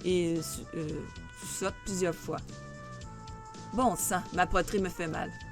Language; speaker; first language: French; native; French